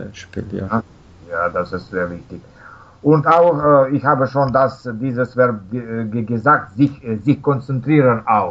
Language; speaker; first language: German; non-native, learner; Russian